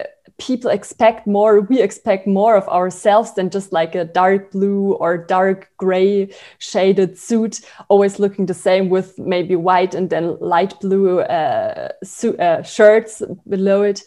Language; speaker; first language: English; non-native, fluent; German